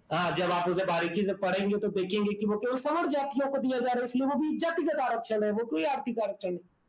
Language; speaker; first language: Hindi; native; Hindi